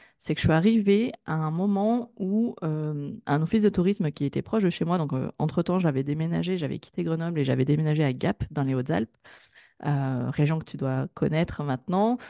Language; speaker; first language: French; native; French